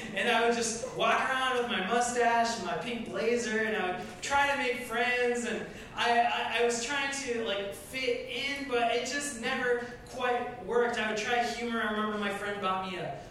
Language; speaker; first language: English; native; English